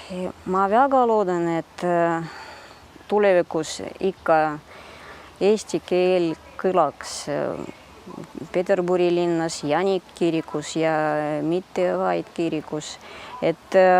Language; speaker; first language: Estonian; early bilingual, heritage; Russian